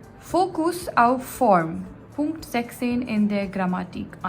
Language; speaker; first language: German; non-native, fluent; Gujarati